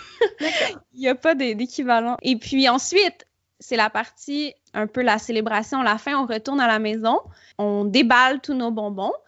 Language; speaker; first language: French; native; French